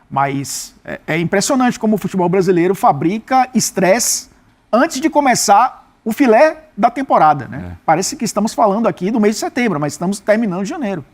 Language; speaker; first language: Portuguese; native; Portuguese